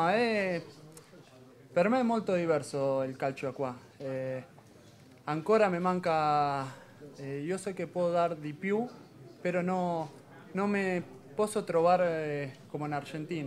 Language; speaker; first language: Italian; non-native, fluent; Spanish